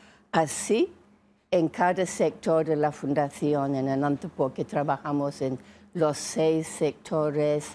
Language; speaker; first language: Spanish; non-native, fluent; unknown